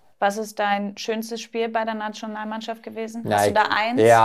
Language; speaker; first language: German; native; German